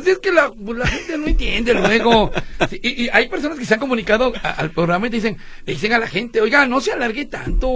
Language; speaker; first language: Spanish; native; Spanish